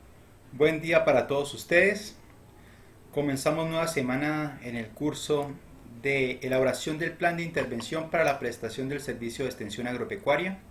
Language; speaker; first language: Spanish; native; Spanish